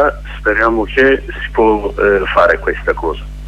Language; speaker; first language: Italian; non-native, learner; Kurdish